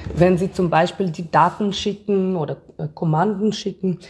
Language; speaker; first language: German; non-native, fluent; Hebrew